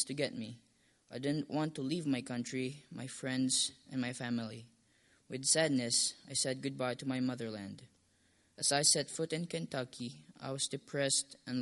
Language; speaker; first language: English; non-native, local second language; Filipino